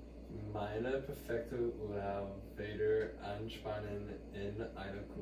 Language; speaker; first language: German; non-native, learner; English